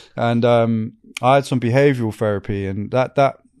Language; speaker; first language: English; native; English